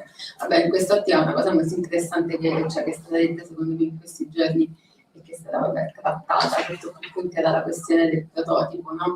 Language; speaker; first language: Italian; native; Italian